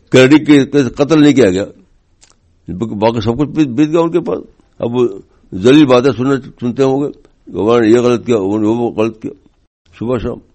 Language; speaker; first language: Urdu; native; Urdu